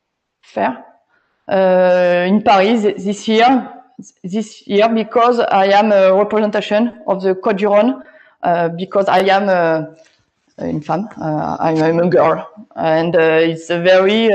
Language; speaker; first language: English; non-native, learner; French